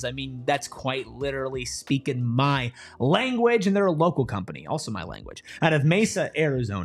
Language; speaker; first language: English; native; English